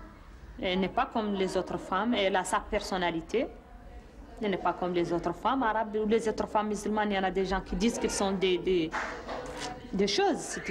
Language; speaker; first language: French; non-native, local second language; Arabic